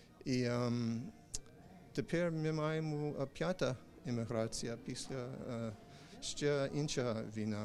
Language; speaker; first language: Ukrainian; non-native, learner; English